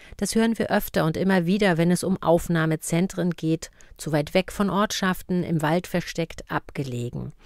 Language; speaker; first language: German; native; German